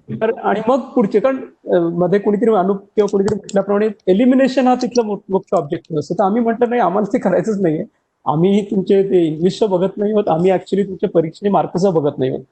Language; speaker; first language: Marathi; native; Marathi